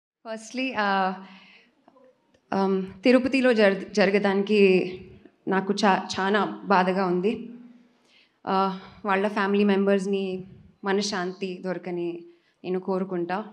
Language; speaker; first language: Telugu; non-native, learner; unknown